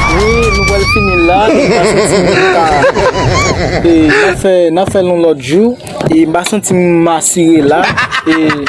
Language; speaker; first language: French; non-native, learner; Haitian Creole